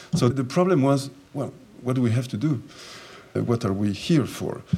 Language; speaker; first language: English; non-native, fluent; French